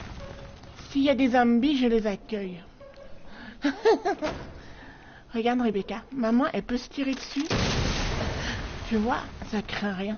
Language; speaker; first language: French; native; French